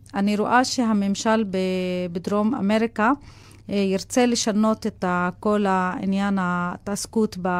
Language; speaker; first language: Hebrew; non-native, local second language; Arabic